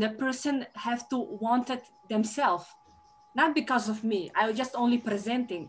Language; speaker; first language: English; non-native, learner; Dutch